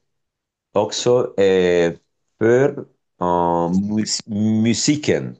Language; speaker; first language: Swedish; non-native, learner; Spanish